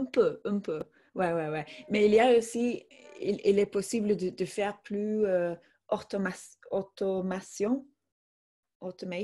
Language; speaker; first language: French; non-native, fluent; English